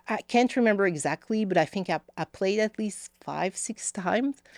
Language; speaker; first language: English; non-native, fluent; French